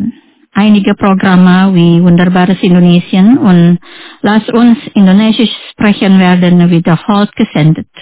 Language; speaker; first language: German; non-native, fluent; Indonesian